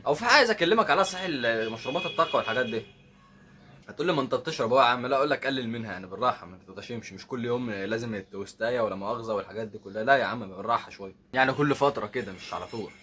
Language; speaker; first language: Arabic; native; Arabic